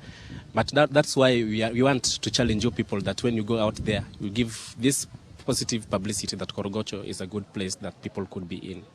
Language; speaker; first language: English; non-native, local second language; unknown